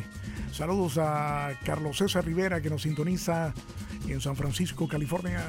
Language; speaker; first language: Spanish; native; Spanish